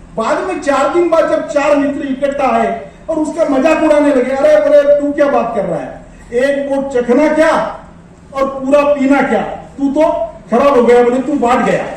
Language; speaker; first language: Hindi; non-native, local second language; Marwari